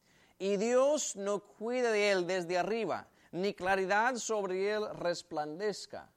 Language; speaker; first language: Spanish; native; Spanish